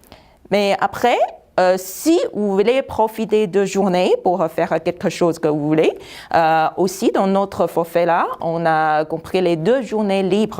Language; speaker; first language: French; non-native, fluent; Chinese